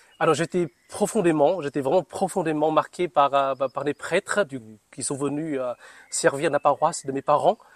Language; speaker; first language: French; non-native, fluent; Vietnamese